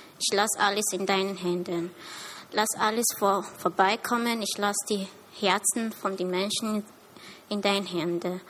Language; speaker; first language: German; early bilingual, other home language; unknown